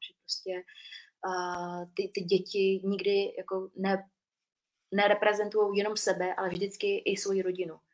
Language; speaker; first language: Czech; early bilingual, other home language; Vietnamese